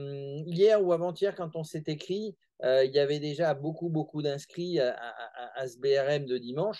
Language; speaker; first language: French; native; French